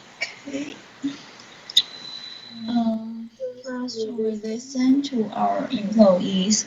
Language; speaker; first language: English; non-native, learner; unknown